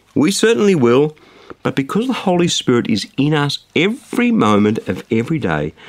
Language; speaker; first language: English; native; English